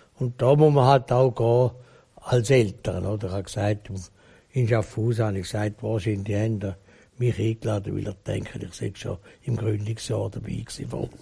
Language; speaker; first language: German; native; German